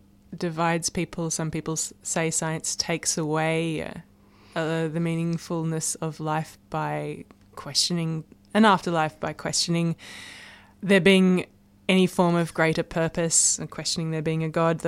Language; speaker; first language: English; native; English